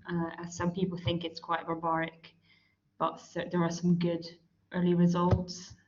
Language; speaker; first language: English; native; English